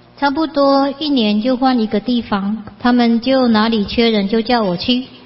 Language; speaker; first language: Chinese; native; Chinese